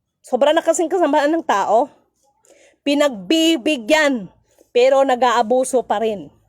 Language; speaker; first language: Filipino; non-native, local second language; Cebuano